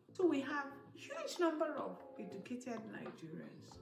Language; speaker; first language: English; non-native, local second language; Igbo